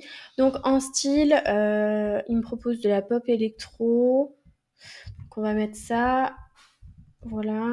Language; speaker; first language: French; native; French